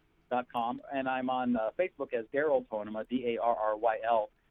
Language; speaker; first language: English; native; English